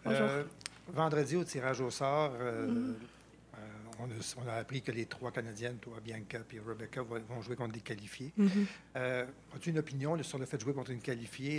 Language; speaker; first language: French; native; French